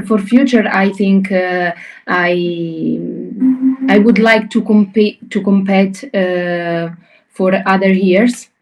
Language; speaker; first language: English; non-native, learner; Italian